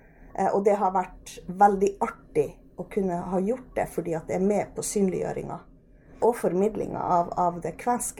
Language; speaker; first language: Norwegian; native; Norwegian